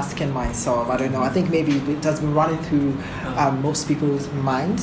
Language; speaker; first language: English; non-native, local second language; Akan